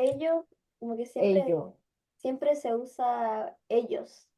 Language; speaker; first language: Spanish; early bilingual, other home language; Ukrainian